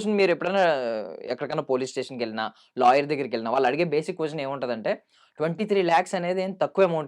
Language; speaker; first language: Telugu; native; Telugu